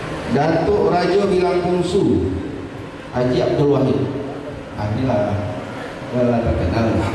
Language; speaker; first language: Indonesian; native; Indonesian